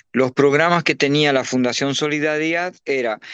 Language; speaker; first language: Spanish; native; Spanish